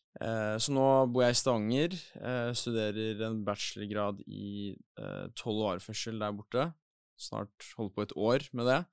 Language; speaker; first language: Norwegian; native; Norwegian